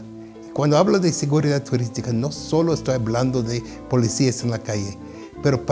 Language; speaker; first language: Spanish; non-native, fluent; English